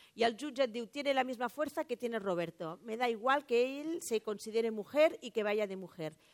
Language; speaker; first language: Spanish; non-native, local second language; Catalan